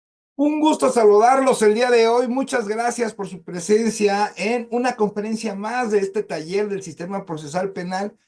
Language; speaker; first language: Spanish; native; Spanish